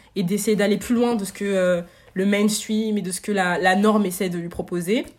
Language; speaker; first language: French; native; French